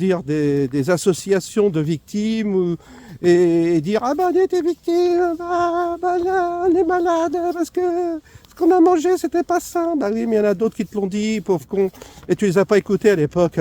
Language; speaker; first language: French; native; French